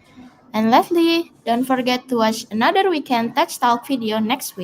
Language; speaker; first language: English; non-native, learner; Indonesian